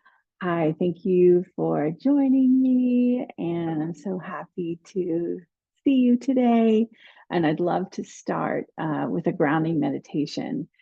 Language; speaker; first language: English; native; English